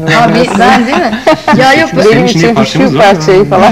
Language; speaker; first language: Turkish; native; Turkish